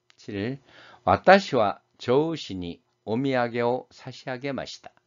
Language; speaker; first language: Japanese; non-native, fluent; Korean